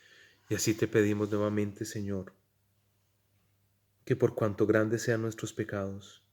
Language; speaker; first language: Spanish; native; Spanish